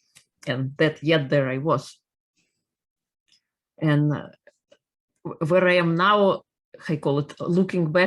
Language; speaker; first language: English; non-native, fluent; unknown